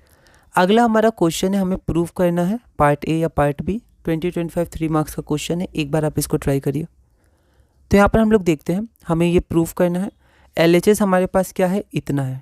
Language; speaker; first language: Hindi; native; Hindi